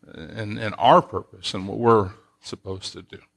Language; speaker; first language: English; native; English